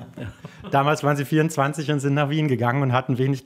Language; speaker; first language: German; native; German